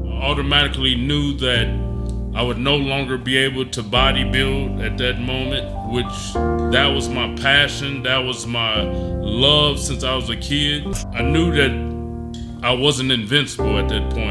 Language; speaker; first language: English; native; English